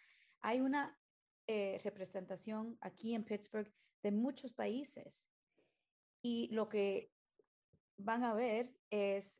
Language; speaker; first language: Spanish; early bilingual, heritage; Spanish